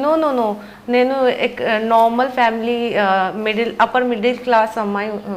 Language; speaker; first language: Telugu; non-native, learner; Hindi